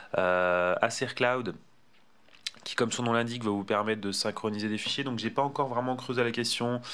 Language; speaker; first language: French; native; French